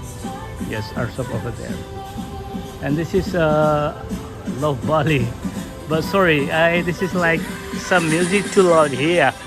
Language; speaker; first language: English; non-native, local second language; Indonesian